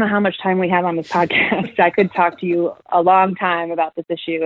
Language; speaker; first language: English; native; English